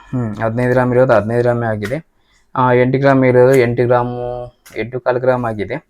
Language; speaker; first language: Kannada; non-native, local second language; Telugu